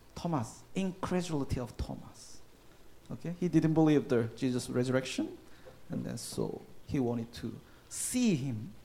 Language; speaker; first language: English; non-native, learner; Korean